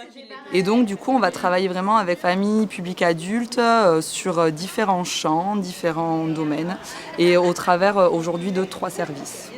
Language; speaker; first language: French; native; French